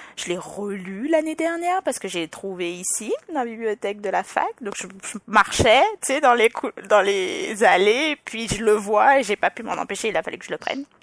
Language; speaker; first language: French; native; French